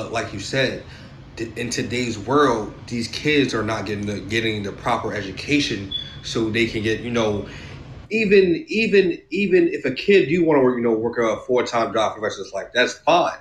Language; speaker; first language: English; native; English